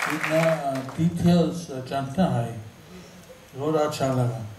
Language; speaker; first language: Hindi; non-native, learner; English